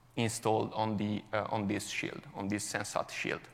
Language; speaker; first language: English; non-native, fluent; Italian